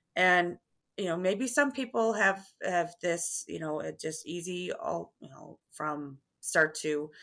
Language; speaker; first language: English; native; English